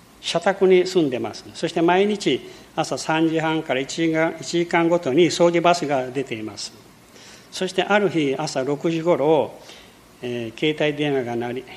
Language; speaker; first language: Japanese; early bilingual, heritage; Portuguese